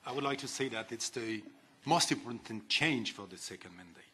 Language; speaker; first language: English; non-native, fluent; French